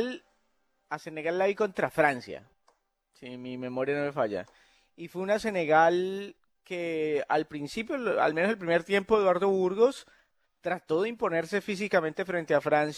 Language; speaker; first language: Spanish; native; Spanish